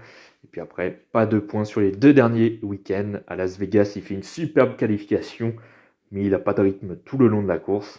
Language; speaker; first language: French; native; French